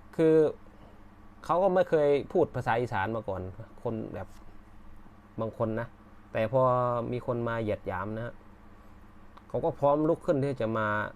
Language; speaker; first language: Thai; native; Thai